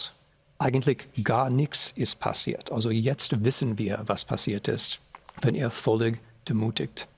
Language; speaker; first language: German; non-native, fluent; English